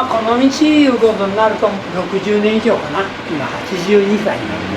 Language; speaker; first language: Japanese; native; Japanese